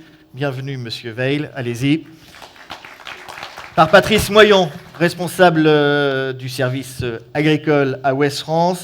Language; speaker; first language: French; native; French